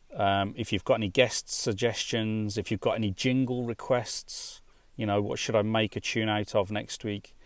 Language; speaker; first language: English; native; English